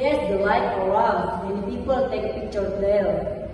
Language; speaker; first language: English; non-native, learner; Indonesian